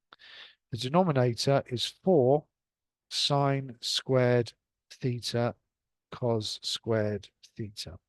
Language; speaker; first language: English; native; English